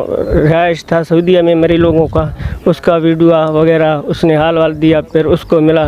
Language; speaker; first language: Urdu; non-native, local second language; Baluchi